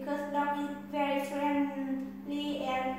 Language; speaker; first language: English; non-native, learner; Vietnamese